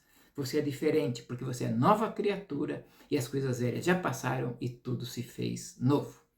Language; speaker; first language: Portuguese; native; Portuguese